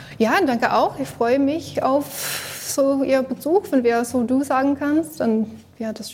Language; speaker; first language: German; non-native, learner; English